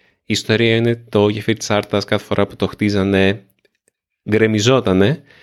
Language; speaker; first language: Greek; native; Greek